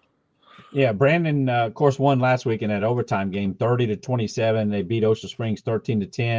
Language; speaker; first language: English; native; English